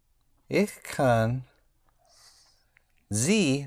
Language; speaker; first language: German; non-native, learner; English